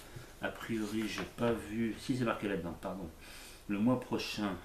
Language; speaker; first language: French; native; French